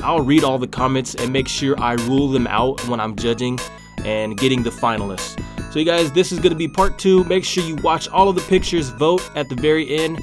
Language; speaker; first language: English; native; English